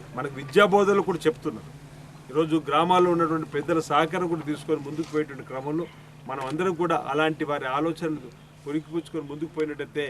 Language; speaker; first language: Telugu; native; Telugu